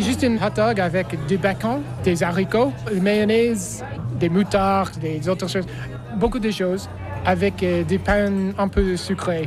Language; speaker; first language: French; non-native, learner; English